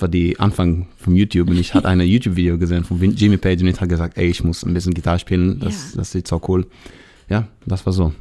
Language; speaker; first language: German; non-native, learner; Hebrew